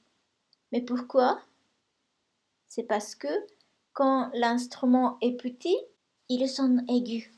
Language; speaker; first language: French; non-native, fluent; Japanese